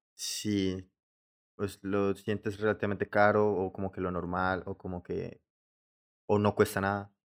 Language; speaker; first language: Spanish; native; Spanish